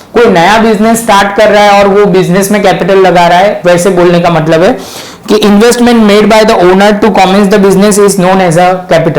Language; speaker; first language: Hindi; non-native, local second language; Gujarati